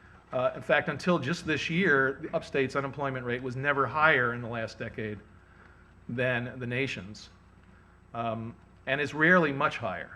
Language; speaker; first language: English; native; English